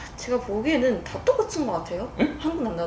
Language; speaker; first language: Korean; non-native, fluent; Vietnamese